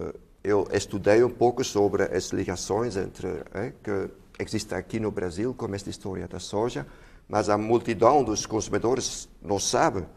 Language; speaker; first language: Portuguese; non-native, fluent; Dutch